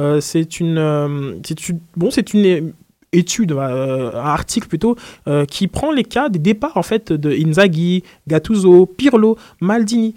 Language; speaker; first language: French; native; French